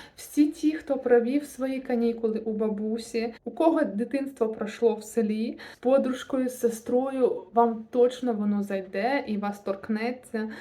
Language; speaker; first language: Ukrainian; non-native, local second language; Russian